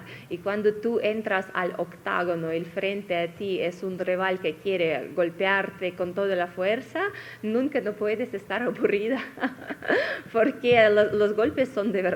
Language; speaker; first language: Spanish; non-native, fluent; Russian